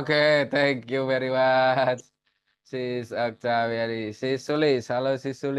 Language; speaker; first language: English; non-native, fluent; Indonesian